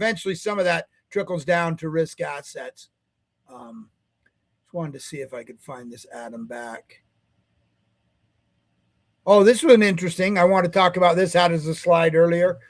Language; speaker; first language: English; native; English